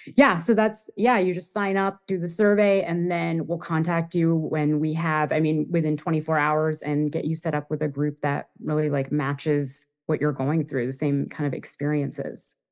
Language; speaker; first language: English; native; English